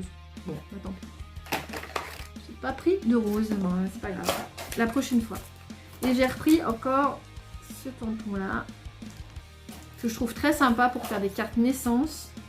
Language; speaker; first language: French; native; French